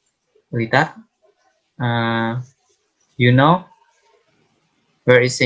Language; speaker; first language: English; non-native, learner; Indonesian